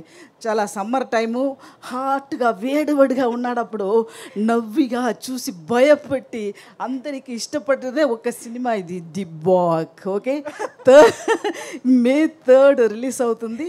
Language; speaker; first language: Telugu; non-native, fluent; Tamil